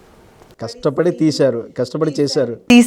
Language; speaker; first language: Telugu; native; Telugu